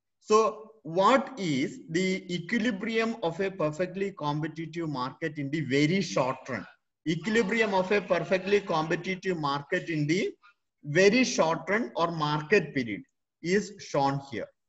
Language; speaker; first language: English; non-native, local second language; Malayalam